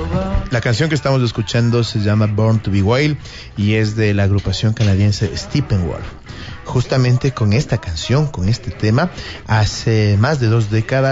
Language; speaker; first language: Spanish; native; Spanish